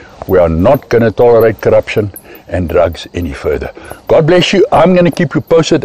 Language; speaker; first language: English; non-native, local second language; Afrikaans